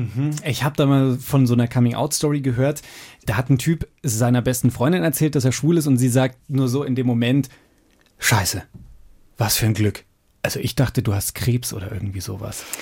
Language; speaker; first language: German; native; German